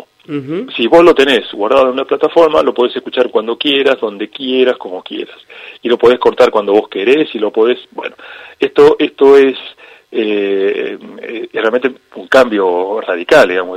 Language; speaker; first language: Spanish; native; Spanish